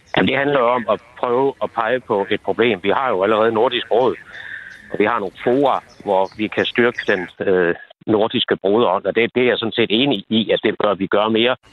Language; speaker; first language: Danish; native; Danish